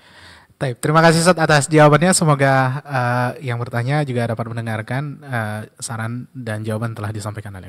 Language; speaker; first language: Malay; native; Malay